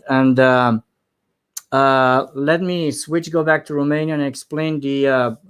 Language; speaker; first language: English; non-native, fluent; Romanian